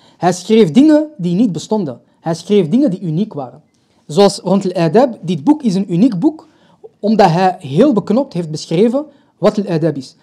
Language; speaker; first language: Dutch; early bilingual, other home language; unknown